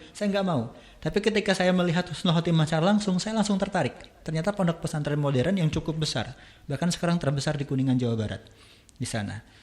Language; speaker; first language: Indonesian; non-native, local second language; Sundanese